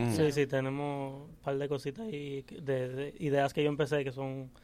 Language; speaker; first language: Spanish; early bilingual, heritage; English